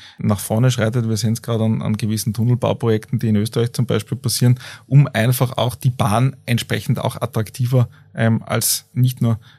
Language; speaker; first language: German; native; German